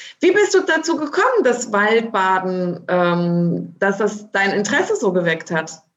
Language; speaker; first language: German; native; German